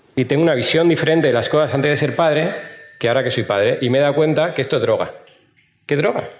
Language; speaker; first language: Spanish; native; Spanish